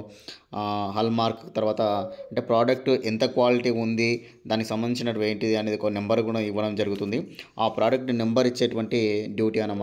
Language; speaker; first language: Telugu; native; Telugu